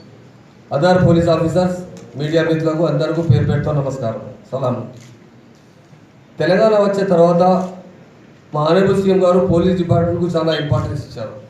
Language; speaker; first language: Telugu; non-native, local second language; Urdu